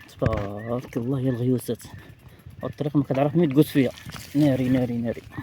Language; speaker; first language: Arabic; native; Arabic